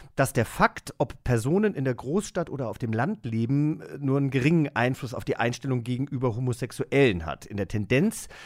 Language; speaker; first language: German; native; German